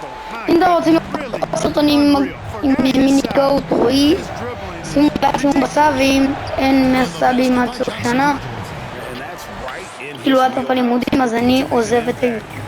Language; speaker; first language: Hebrew; native; Hebrew